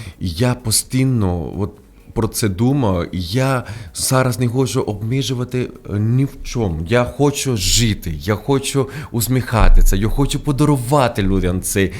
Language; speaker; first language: Ukrainian; non-native, fluent; Spanish